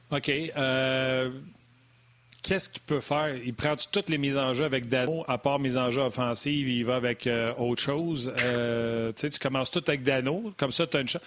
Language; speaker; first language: French; native; French